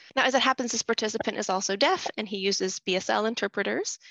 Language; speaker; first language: English; native; English